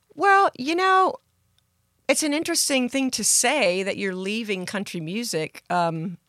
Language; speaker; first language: English; native; English